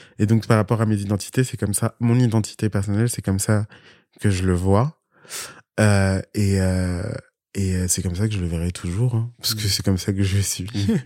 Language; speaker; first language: French; early bilingual, other home language; Spanish